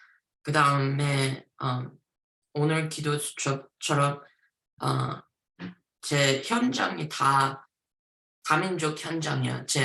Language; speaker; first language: Korean; early bilingual, heritage; Korean